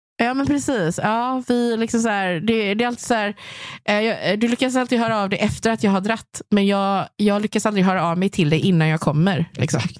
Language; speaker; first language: Swedish; native; Swedish